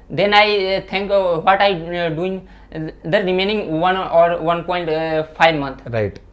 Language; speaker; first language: Hindi; native; Hindi